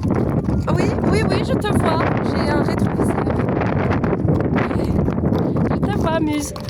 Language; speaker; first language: French; native; French